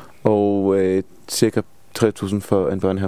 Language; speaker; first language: Danish; non-native, fluent; Hebrew